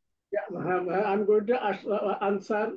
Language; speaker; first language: English; non-native, learner; Bangla